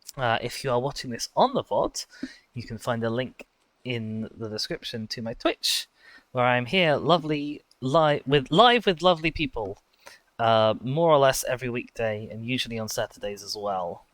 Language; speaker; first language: English; native; English